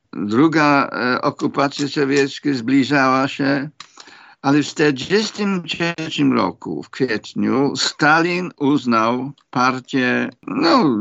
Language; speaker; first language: Polish; non-native, fluent; English